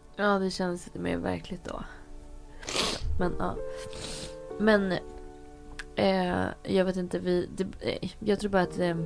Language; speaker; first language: Swedish; native; Swedish